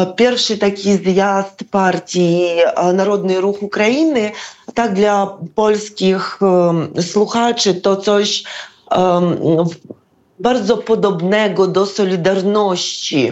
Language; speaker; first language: Polish; non-native, fluent; Ukrainian